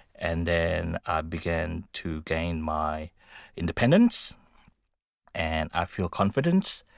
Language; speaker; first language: English; non-native, fluent; Indonesian